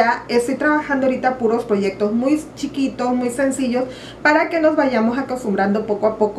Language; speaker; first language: Spanish; native; Spanish